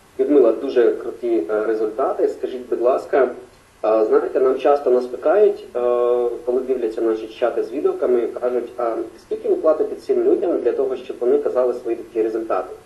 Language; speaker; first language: Ukrainian; non-native, local second language; Russian